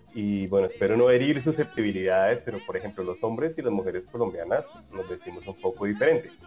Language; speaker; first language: Spanish; native; Spanish